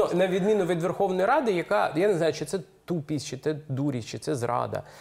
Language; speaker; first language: Ukrainian; native; Ukrainian